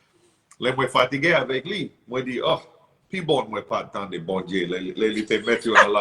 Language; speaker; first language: Haitian Creole; non-native, learner; English